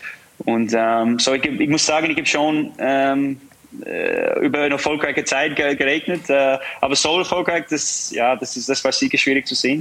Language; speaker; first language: German; non-native, fluent; English